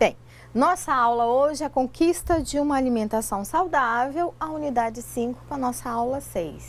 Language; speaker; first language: Portuguese; native; Portuguese